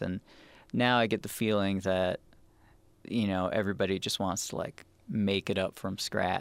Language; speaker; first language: English; native; English